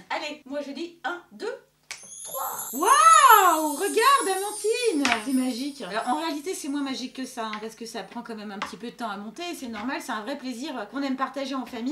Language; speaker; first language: French; native; French